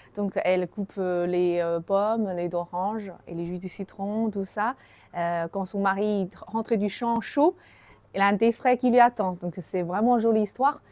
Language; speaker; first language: French; non-native, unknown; Chinese